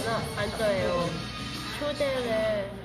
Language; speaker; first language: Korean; non-native, learner; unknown